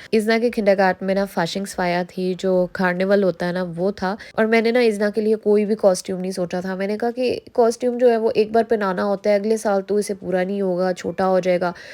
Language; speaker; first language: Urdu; early bilingual, heritage; Urdu